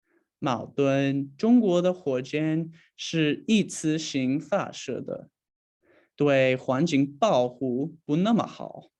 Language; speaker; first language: Chinese; non-native, learner; English